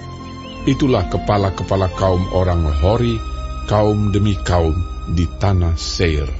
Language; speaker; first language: Indonesian; native; Indonesian